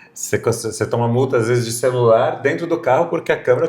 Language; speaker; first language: Portuguese; native; Portuguese